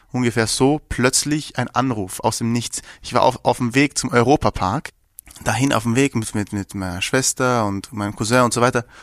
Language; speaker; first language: German; early bilingual, other home language; Persian